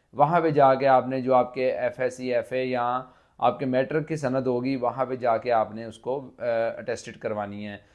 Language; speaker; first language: Urdu; non-native, local second language; Punjabi